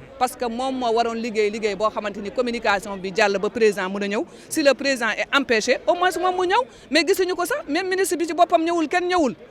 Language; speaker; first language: Wolof; non-native, local second language; Fula